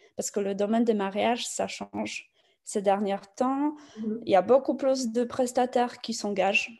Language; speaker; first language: French; non-native, fluent; Polish